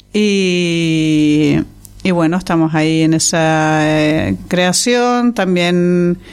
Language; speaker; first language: Spanish; native; Spanish